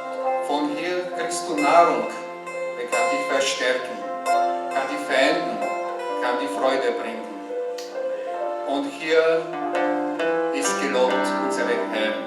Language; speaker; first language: German; non-native, learner; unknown